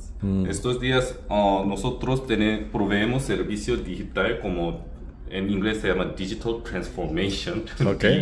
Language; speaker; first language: Spanish; non-native, learner; Korean